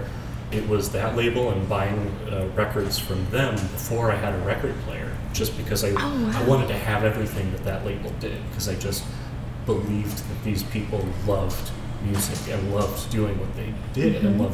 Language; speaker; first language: English; native; English